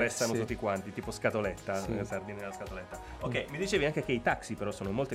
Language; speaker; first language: Italian; native; Italian